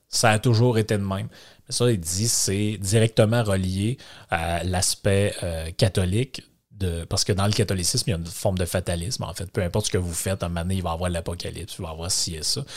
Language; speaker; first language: French; native; French